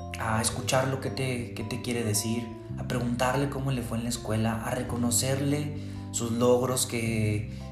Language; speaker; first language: Spanish; native; Spanish